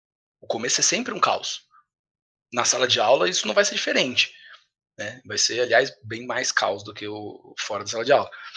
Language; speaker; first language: Portuguese; native; Portuguese